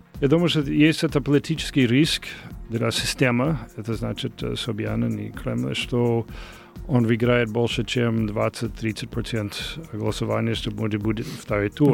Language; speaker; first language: Russian; non-native, learner; English